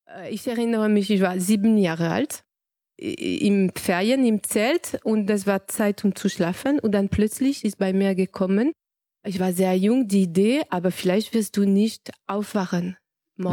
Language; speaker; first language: German; non-native, learner; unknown